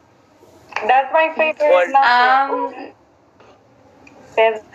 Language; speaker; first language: English; non-native, learner; Spanish